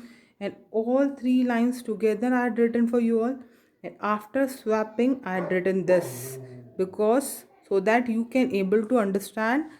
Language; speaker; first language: English; non-native, local second language; Hindi